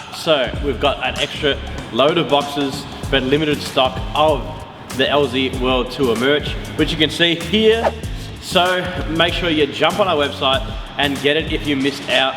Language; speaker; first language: English; native; English